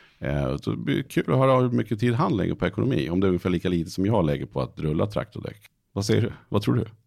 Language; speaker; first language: Swedish; native; Swedish